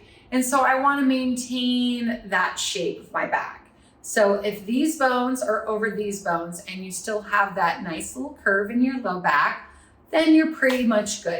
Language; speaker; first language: English; native; English